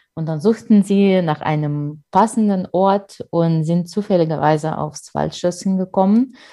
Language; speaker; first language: German; non-native, fluent; Russian